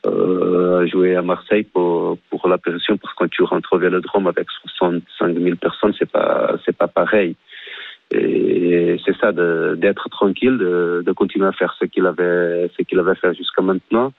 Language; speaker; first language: French; non-native, fluent; Portuguese